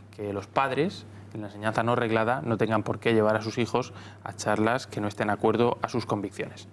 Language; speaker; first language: Spanish; native; Spanish